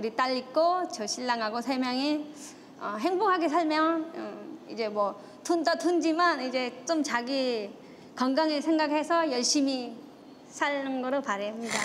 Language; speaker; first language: Korean; non-native, fluent; Nepali